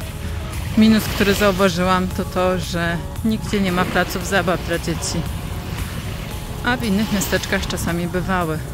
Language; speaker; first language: Polish; native; Polish